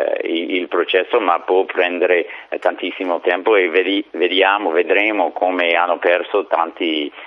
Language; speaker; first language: Italian; non-native, fluent; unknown